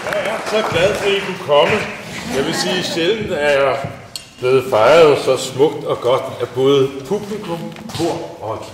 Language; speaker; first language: Danish; native; Danish